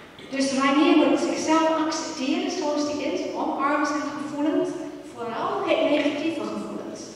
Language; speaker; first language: Dutch; non-native, fluent; English